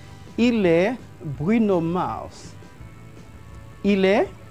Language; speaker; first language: French; non-native, fluent; Spanish